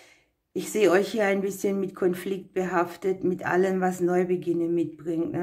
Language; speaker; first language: German; native; German